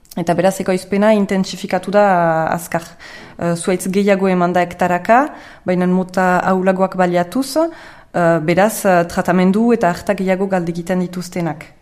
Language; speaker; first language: Basque; native; Basque